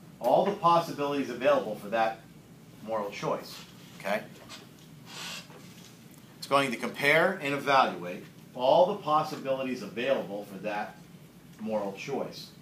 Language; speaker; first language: English; native; English